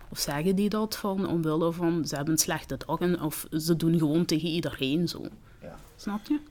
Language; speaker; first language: Dutch; early bilingual, other home language; Kinyarwanda